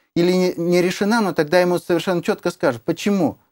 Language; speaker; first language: Russian; native; Russian